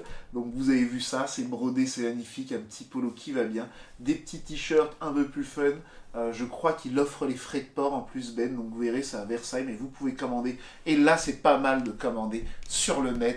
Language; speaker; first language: French; native; French